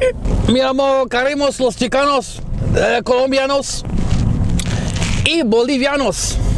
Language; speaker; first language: Spanish; non-native, learner; French